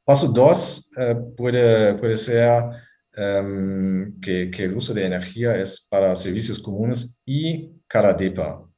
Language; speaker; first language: Spanish; non-native, fluent; German